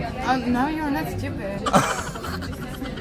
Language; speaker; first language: English; non-native, fluent; Czech